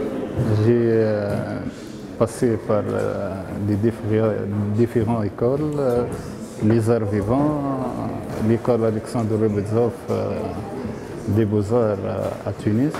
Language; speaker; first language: French; non-native, local second language; Arabic